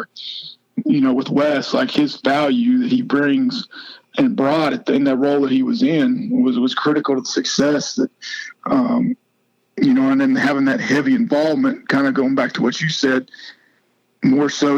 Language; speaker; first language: English; native; English